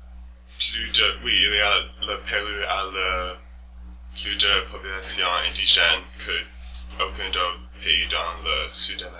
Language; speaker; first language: French; non-native, learner; English